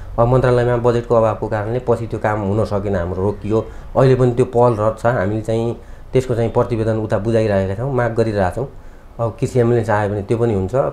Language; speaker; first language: Nepali; native; Nepali